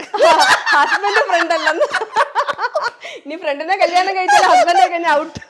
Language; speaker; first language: Malayalam; native; Malayalam